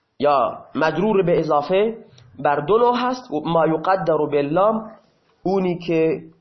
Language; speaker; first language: Persian; non-native, local second language; Baluchi